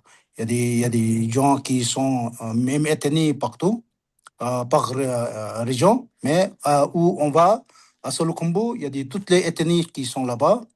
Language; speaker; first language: French; non-native, learner; Sherpa